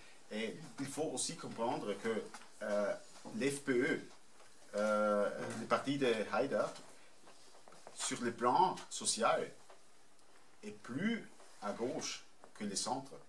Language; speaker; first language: French; non-native, fluent; German